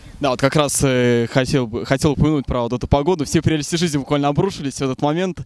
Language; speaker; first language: Russian; native; Russian